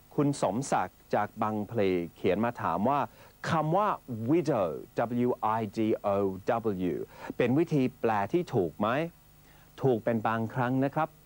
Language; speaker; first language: Thai; non-native, fluent; English